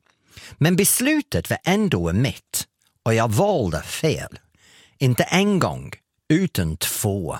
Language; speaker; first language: Swedish; non-native, fluent; English